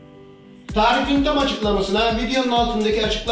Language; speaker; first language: Turkish; native; Turkish